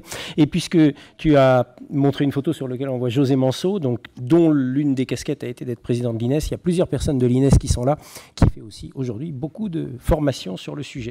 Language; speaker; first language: French; native; French